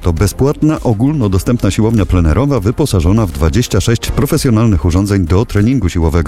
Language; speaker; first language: Polish; native; Polish